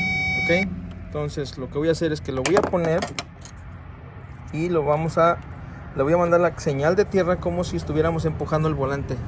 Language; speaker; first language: Spanish; native; Spanish